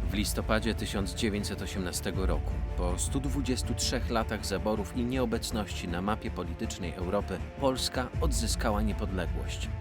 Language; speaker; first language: Polish; native; Polish